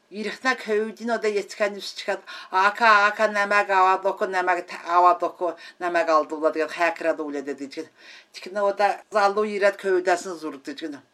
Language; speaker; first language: Mongolian; native; Mongolian